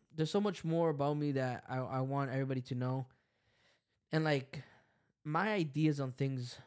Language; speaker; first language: English; early bilingual, other home language; Spanish